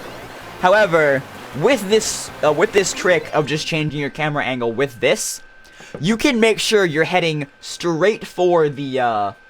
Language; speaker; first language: English; native; English